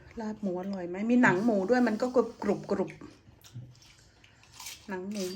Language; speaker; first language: Thai; native; Thai